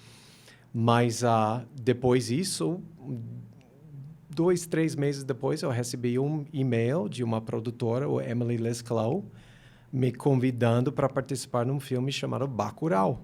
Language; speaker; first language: Portuguese; non-native, fluent; English